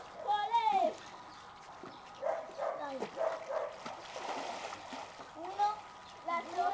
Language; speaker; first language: Italian; early bilingual, other home language; Filipino